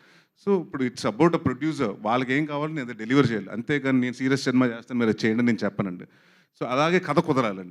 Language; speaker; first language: Telugu; native; Telugu